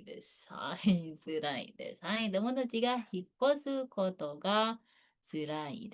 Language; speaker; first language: Japanese; non-native, fluent; Indonesian